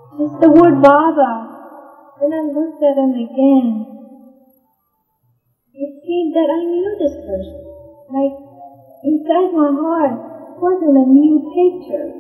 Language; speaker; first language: English; non-native, fluent; Persian